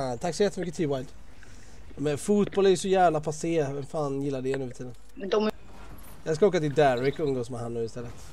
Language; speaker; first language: Swedish; native; Swedish